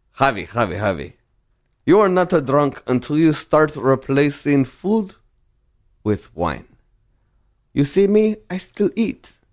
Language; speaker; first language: English; early bilingual, other home language; Spanish